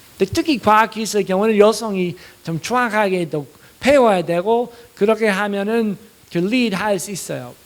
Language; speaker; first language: Korean; non-native, fluent; English